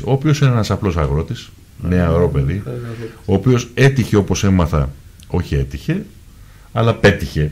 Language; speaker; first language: Greek; native; Greek